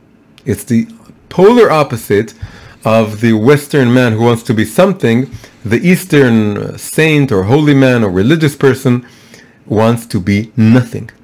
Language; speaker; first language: English; non-native, fluent; Hebrew